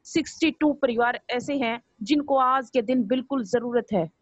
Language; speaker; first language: Hindi; native; Hindi